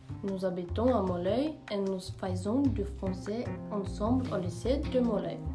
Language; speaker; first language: French; non-native, learner; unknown